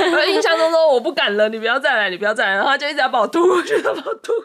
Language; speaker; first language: Chinese; early bilingual, other home language; Japanese